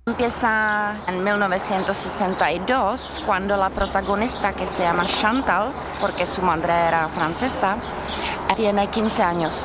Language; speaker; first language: Spanish; non-native, fluent; Czech